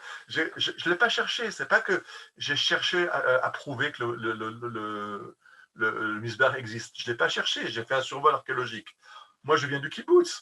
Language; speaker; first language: French; native; French